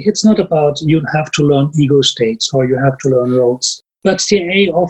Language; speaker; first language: English; non-native, fluent; German